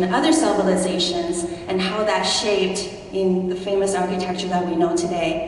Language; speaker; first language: English; early bilingual, other home language; Chinese